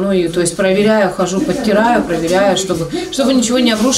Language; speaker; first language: Russian; native; Russian